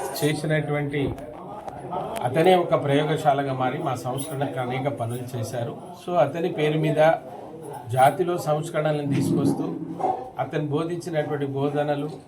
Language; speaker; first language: Telugu; non-native, local second language; Lambadi